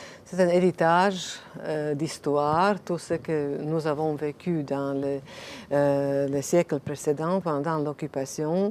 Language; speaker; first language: French; non-native, fluent; Latvian